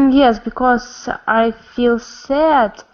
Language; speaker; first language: English; non-native, learner; Russian